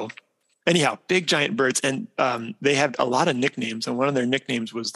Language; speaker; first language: English; native; English